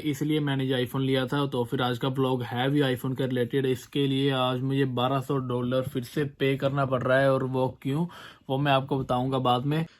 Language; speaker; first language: Hindi; non-native, local second language; Punjabi